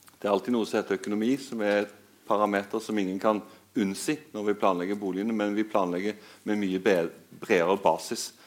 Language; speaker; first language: Norwegian; native; Norwegian